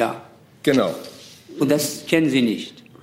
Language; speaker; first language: German; non-native, fluent; Persian